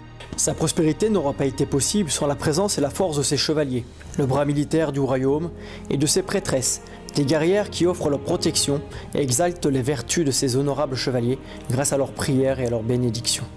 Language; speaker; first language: French; native; French